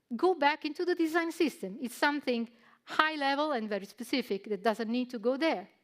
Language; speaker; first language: English; non-native, fluent; Italian